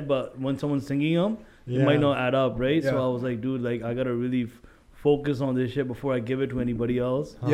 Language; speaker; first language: English; native; English